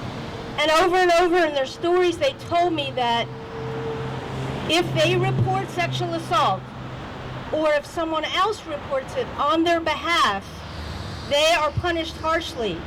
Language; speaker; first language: English; native; English